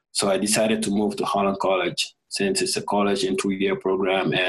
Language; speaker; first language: English; non-native, fluent; French